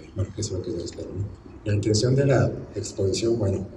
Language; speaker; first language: Spanish; non-native, fluent; Japanese